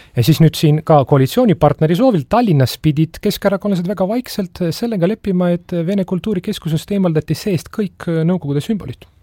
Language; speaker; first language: Estonian; non-native, local second language; Russian